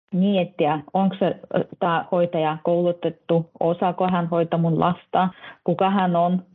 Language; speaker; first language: Finnish; non-native, fluent; Russian